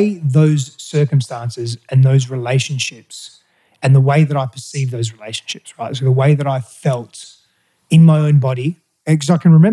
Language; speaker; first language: English; early bilingual, other home language; Greek